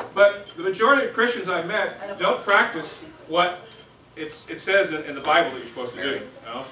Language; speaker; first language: English; native; English